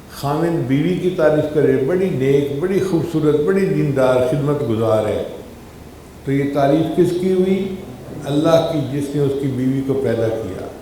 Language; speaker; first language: Urdu; non-native, local second language; Punjabi